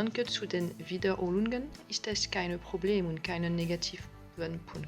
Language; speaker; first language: German; non-native, learner; French